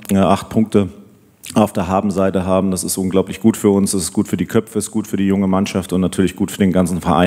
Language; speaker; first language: German; native; German